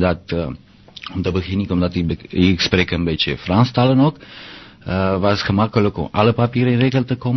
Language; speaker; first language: Dutch; non-native, learner; Romanian